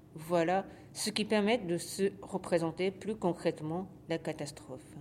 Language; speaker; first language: French; non-native, fluent; Japanese